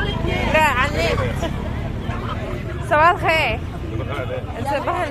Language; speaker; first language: Arabic; native; Arabic